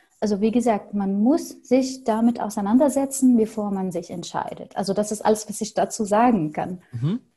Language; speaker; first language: German; non-native, fluent; Arabic